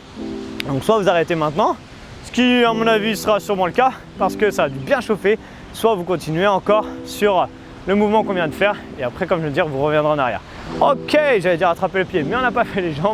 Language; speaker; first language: French; native; French